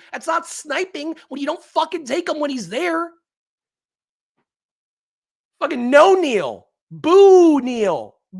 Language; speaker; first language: English; native; English